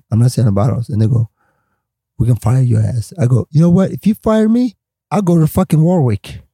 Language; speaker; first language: English; non-native, fluent; Swedish